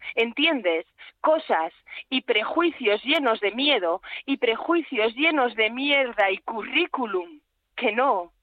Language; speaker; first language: Spanish; native; Spanish